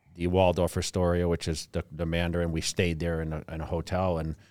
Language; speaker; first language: English; native; English